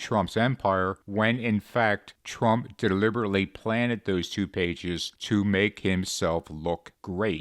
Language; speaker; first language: English; native; English